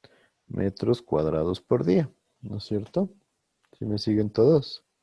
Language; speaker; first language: Spanish; native; Spanish